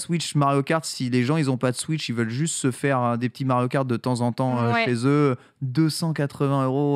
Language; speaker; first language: French; native; French